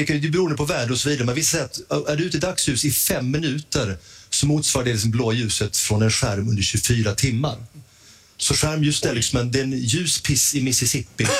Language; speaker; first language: Swedish; native; Swedish